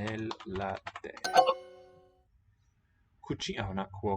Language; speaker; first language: Italian; non-native, learner; English